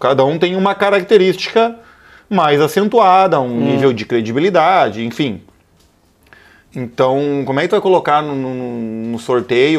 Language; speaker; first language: Portuguese; native; Portuguese